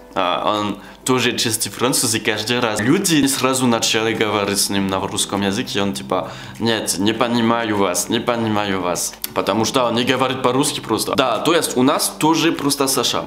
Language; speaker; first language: Russian; non-native, fluent; French